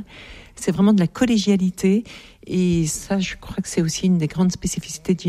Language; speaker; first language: French; native; French